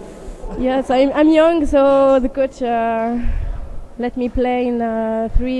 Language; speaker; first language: English; non-native, learner; French